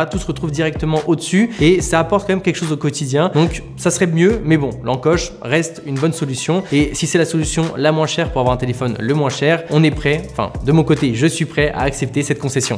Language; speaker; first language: French; native; French